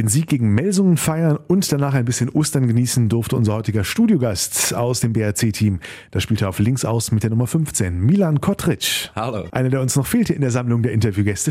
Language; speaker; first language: German; native; German